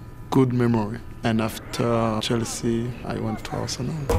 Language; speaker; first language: English; non-native, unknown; French